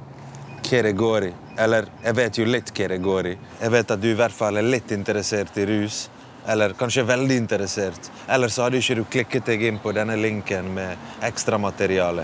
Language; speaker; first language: Norwegian; native; Norwegian